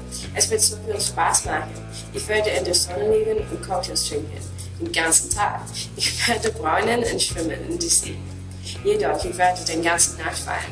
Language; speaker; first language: German; non-native, learner; English